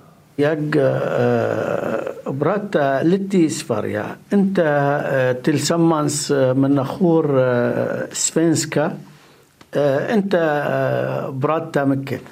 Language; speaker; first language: Swedish; non-native, learner; Arabic